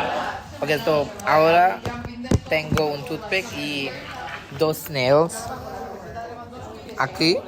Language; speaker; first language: Spanish; non-native, learner; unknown